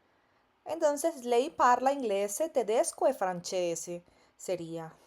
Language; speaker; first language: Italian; non-native, fluent; Spanish